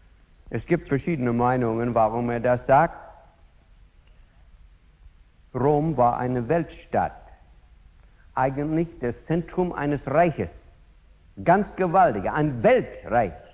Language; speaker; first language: German; non-native, fluent; English